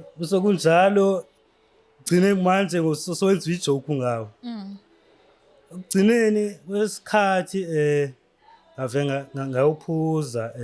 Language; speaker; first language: Zulu; non-native, local second language; Xhosa